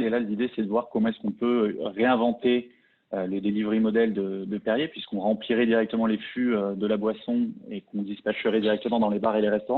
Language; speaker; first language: French; native; French